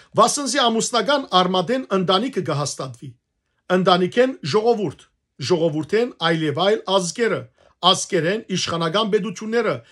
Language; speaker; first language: Armenian; native; Armenian